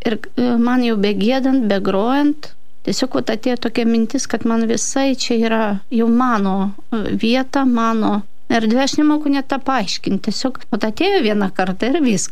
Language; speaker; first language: Lithuanian; non-native, fluent; Russian